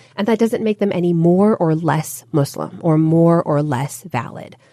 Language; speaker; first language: English; native; English